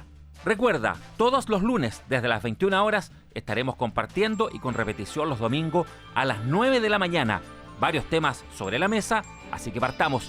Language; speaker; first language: Spanish; native; Spanish